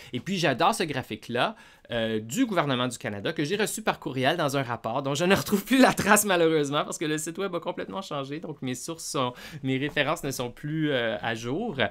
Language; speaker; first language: French; native; French